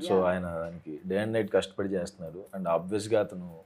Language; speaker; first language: Telugu; native; Telugu